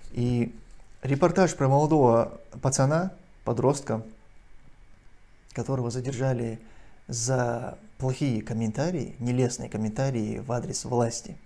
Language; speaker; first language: Russian; non-native, local second language; Chechen